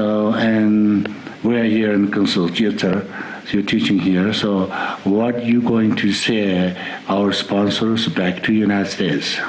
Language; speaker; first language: English; non-native, learner; Tibetan